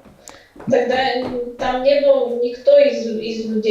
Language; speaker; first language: Russian; non-native, fluent; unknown